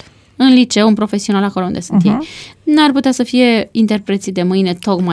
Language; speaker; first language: Romanian; native; Romanian